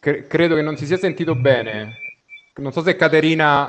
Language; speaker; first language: Italian; native; Italian